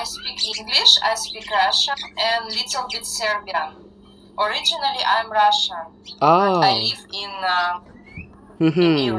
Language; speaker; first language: English; non-native, fluent; Russian